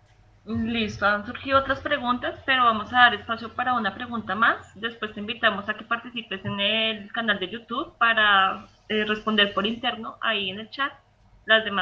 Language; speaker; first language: Spanish; native; Spanish